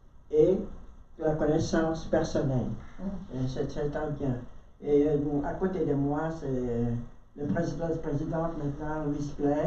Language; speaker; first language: French; non-native, learner; Vietnamese